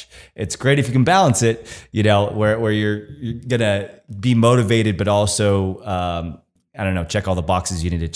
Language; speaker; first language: English; native; English